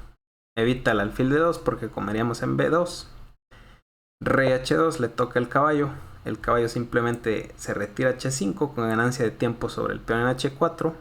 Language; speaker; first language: Spanish; native; Spanish